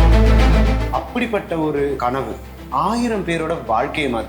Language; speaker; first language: Tamil; native; Tamil